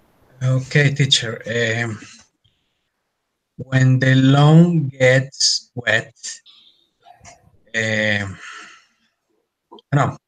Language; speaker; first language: English; non-native, learner; Spanish